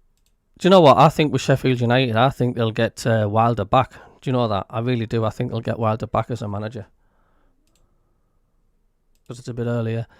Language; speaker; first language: English; native; English